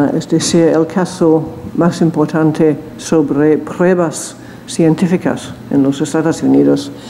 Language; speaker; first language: Spanish; non-native, learner; English